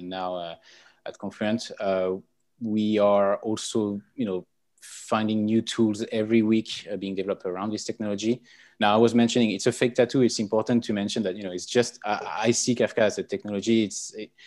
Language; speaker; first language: English; non-native, fluent; French